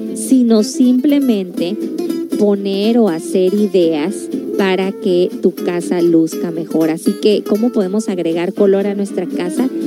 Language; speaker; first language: Spanish; native; Spanish